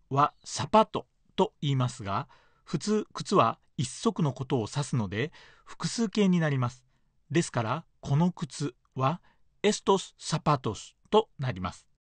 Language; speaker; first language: Japanese; native; Japanese